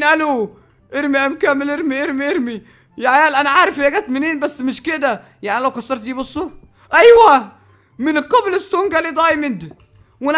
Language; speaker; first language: Arabic; native; Arabic